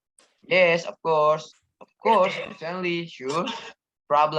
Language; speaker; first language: English; non-native, learner; Indonesian